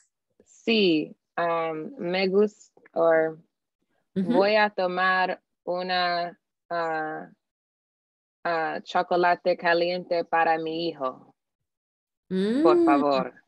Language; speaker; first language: Spanish; non-native, learner; English